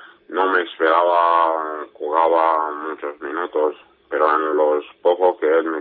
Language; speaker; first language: Spanish; non-native, learner; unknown